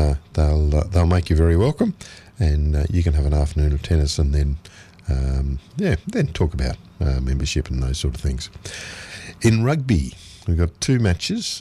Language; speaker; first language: English; native; English